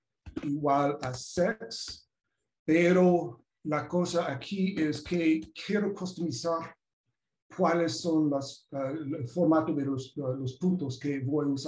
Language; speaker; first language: Spanish; non-native, fluent; English